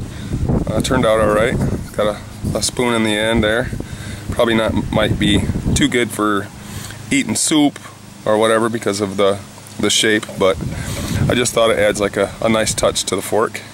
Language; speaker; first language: English; native; English